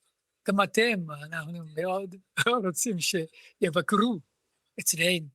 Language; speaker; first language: Hebrew; non-native, learner; Japanese